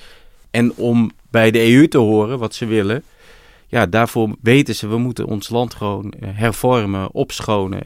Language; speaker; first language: Dutch; native; Dutch